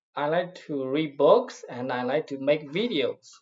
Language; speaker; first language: English; non-native, fluent; Burmese